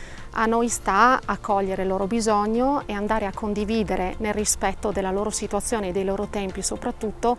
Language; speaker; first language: Italian; native; Italian